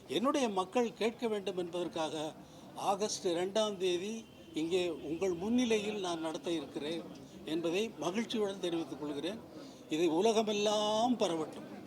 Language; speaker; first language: Tamil; native; Tamil